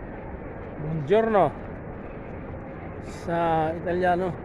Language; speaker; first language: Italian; non-native, learner; Filipino